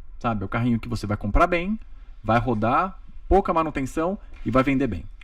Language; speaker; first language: Portuguese; native; Portuguese